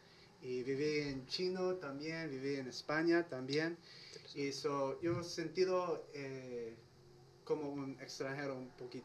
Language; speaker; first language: Spanish; non-native, learner; English